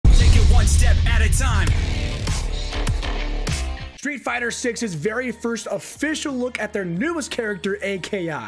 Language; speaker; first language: English; native; English